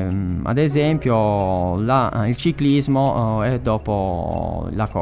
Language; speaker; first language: Italian; native; Italian